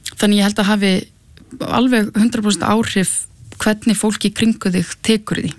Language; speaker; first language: Icelandic; native; Icelandic